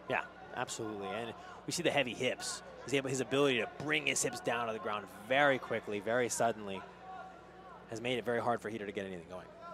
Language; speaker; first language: English; native; English